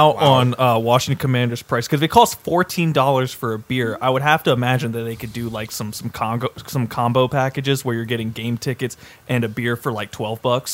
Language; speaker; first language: English; native; English